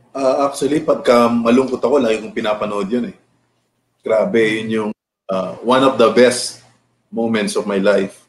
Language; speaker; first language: Filipino; native; Filipino